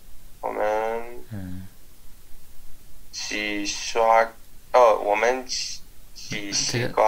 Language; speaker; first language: Chinese; non-native, learner; English